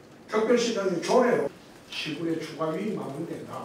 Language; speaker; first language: Korean; native; Korean